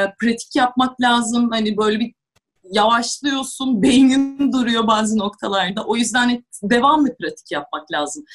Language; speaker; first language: Turkish; non-native, fluent; Russian